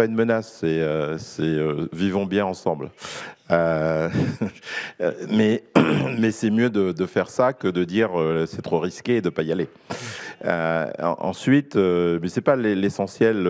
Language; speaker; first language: French; native; French